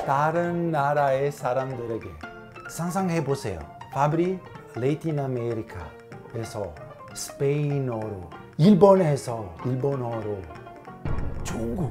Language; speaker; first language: Korean; non-native, learner; Italian